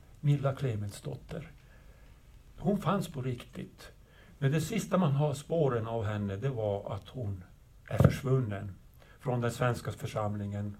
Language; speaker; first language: Swedish; native; Swedish